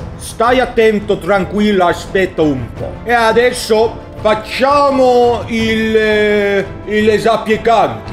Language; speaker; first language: Italian; non-native, learner; Swedish